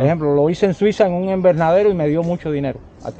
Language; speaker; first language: Spanish; native; Spanish